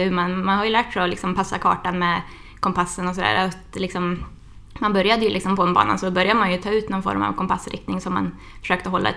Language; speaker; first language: Swedish; native; Swedish